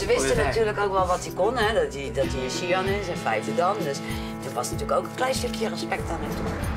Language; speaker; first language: Dutch; native; Dutch